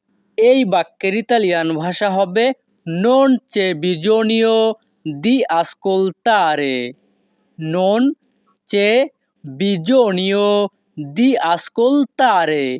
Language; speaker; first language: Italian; non-native, fluent; Bangla